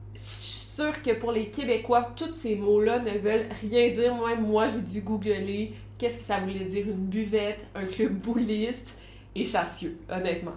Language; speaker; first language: French; native; French